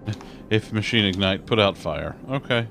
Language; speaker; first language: English; native; English